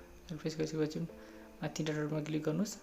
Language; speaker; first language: Nepali; native; Nepali